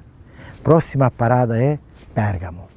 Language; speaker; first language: Portuguese; non-native, fluent; Turkish